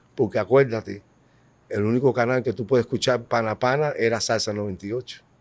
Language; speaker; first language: Spanish; early bilingual, heritage; Spanish